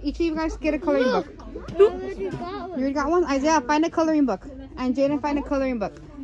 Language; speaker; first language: English; early bilingual, other home language; Spanish